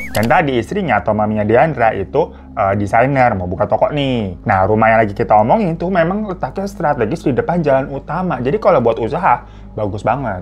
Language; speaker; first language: Indonesian; native; Indonesian